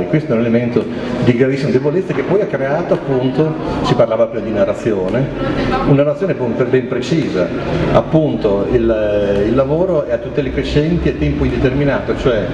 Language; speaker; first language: Italian; native; Italian